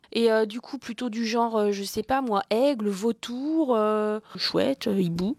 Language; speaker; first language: French; native; French